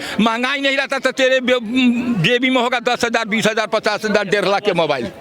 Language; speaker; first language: Hindi; native; Hindi